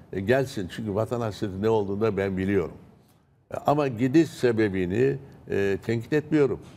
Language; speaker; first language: Turkish; native; Turkish